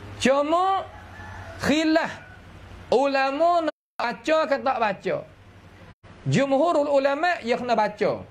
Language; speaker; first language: Malay; native; Malay